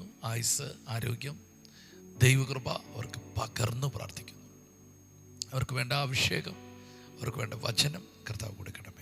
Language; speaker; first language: Malayalam; native; Malayalam